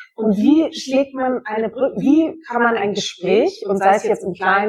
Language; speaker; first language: German; native; German